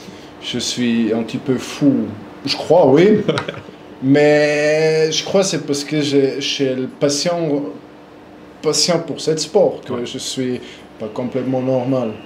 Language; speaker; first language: French; non-native, local second language; German